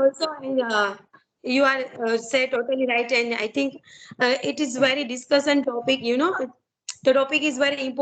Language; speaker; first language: English; non-native, learner; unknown